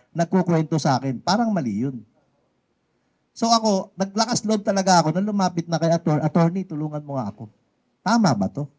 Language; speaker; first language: Filipino; native; Filipino